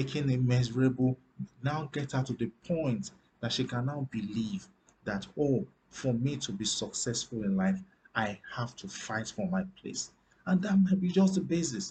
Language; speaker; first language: English; non-native, local second language; Yoruba